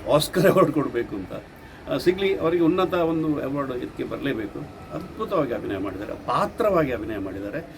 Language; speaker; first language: Kannada; non-native, local second language; Tulu